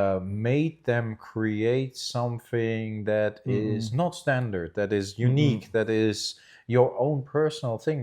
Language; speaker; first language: English; non-native, fluent; German